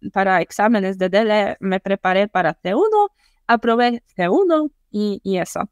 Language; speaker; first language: Spanish; non-native, fluent; Polish